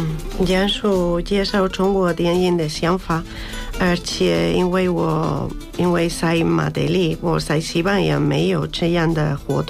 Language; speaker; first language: Chinese; non-native, fluent; Spanish